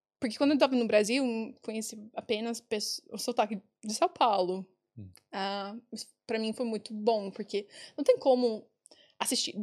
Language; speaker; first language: Portuguese; non-native, fluent; English